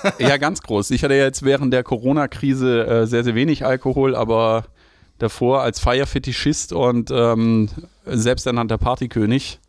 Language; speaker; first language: German; native; German